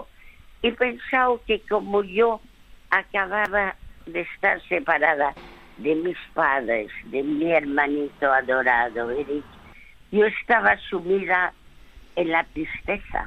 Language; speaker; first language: Spanish; early bilingual, other home language; French